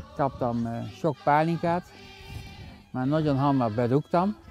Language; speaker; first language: Hungarian; non-native, learner; Dutch